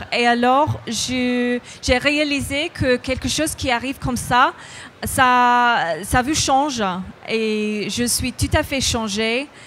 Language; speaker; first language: French; non-native, fluent; English